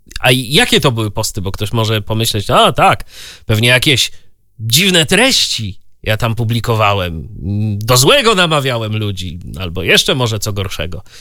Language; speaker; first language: Polish; native; Polish